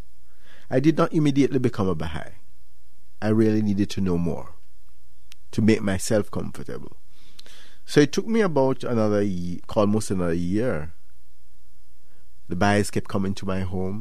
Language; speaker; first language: English; non-native, local second language; Jamaican Creole English